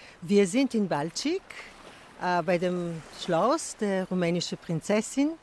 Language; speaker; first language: German; non-native, fluent; Bulgarian